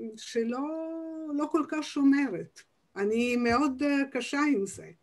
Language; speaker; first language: Hebrew; non-native, fluent; Italian